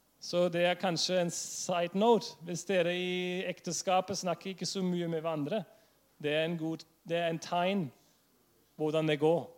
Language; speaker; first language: Norwegian; non-native, fluent; English